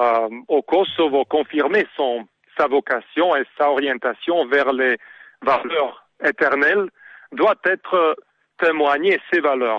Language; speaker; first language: French; non-native, learner; Serbian